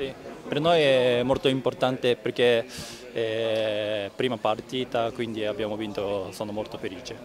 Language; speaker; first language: Italian; non-native, fluent; Japanese